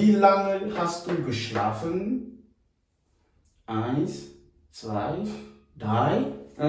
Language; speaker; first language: German; non-native, learner; French